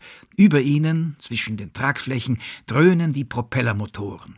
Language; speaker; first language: German; native; German